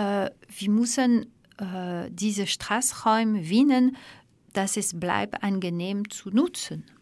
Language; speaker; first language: German; non-native, learner; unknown